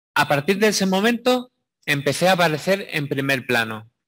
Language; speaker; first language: Spanish; native; Spanish